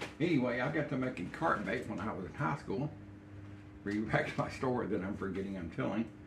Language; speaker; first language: English; native; English